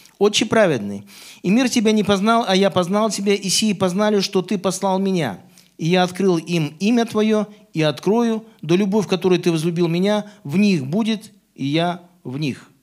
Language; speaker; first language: Russian; native; Russian